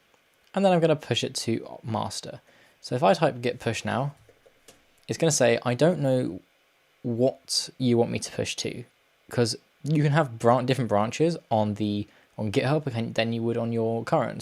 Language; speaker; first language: English; native; English